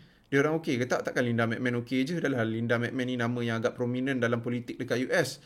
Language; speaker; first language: Malay; native; Malay